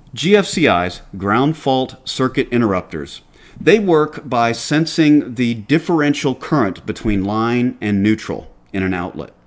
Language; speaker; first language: English; native; English